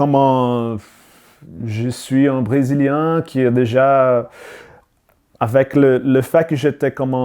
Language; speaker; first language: French; non-native, learner; Portuguese